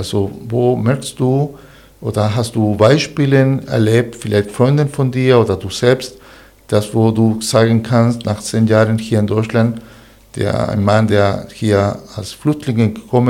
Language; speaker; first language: German; non-native, fluent; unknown